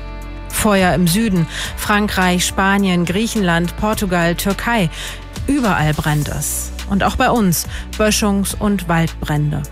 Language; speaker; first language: German; native; German